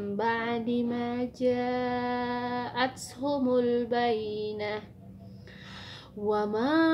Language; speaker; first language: Arabic; non-native, learner; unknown